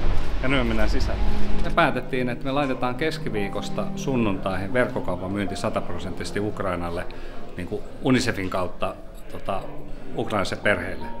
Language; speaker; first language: Finnish; native; Finnish